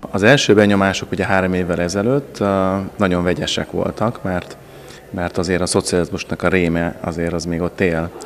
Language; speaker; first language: Hungarian; native; Hungarian